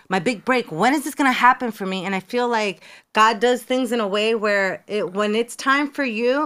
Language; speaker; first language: English; native; English